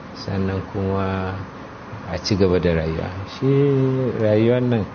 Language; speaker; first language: Hausa; native; Hausa